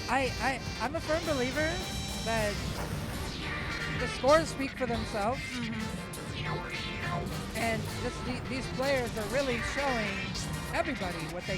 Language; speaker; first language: English; native; English